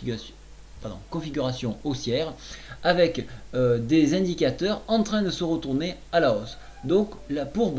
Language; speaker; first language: French; native; French